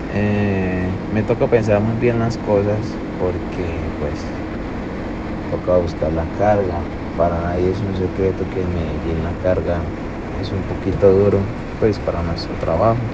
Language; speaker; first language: Spanish; native; Spanish